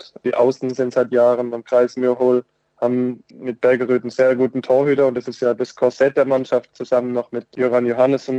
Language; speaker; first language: German; native; German